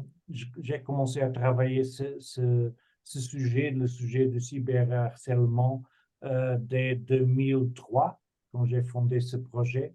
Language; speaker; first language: French; non-native, fluent; Portuguese